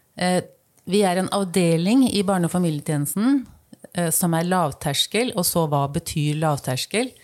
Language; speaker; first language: Norwegian; native; Norwegian